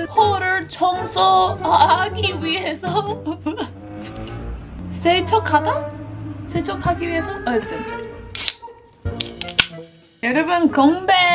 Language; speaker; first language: Korean; non-native, fluent; English